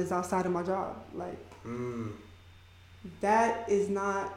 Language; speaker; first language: English; native; English